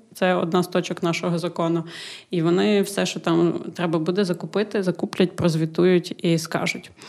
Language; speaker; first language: Ukrainian; native; Ukrainian